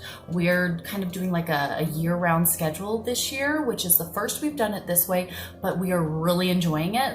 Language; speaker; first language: English; native; English